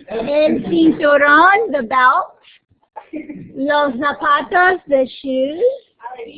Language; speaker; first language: Spanish; non-native, fluent; English